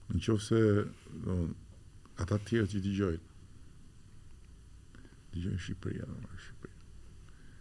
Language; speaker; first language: Albanian; native; Albanian